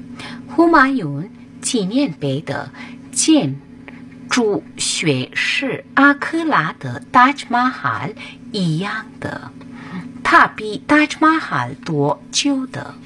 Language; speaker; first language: Chinese; non-native, fluent; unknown